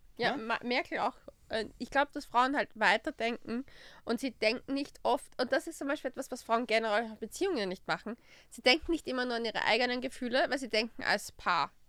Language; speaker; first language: German; early bilingual, other home language; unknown